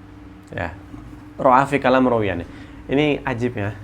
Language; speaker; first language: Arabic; non-native, fluent; Malay